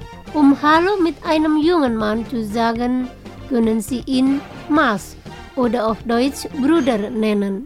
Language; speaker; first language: German; non-native, learner; Indonesian